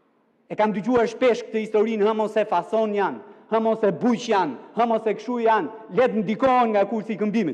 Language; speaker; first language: Albanian; native; Albanian